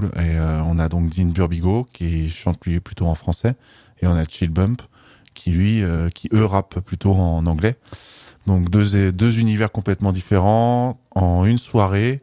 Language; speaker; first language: French; native; French